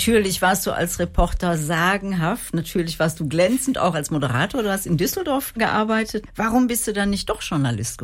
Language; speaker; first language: German; native; German